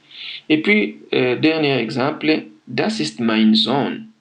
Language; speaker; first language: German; non-native, fluent; French